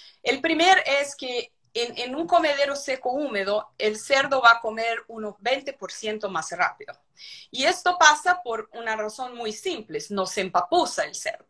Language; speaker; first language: Spanish; non-native, fluent; Portuguese